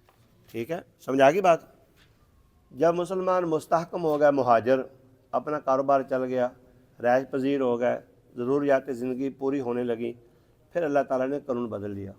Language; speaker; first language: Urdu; non-native, local second language; Punjabi